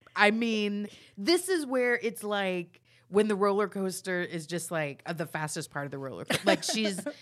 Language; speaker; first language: English; native; English